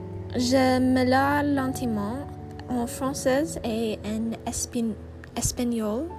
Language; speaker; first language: French; non-native, learner; English